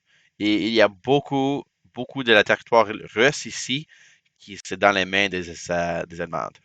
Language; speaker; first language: French; non-native, local second language; English